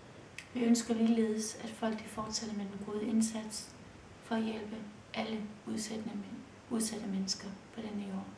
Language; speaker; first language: Danish; early bilingual, other home language; Kurdish